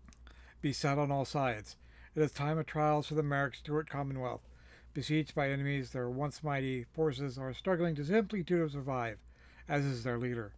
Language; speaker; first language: English; native; English